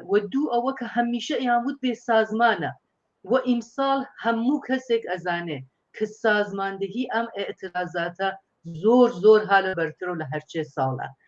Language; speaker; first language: Central Kurdish; non-native, local second language; Persian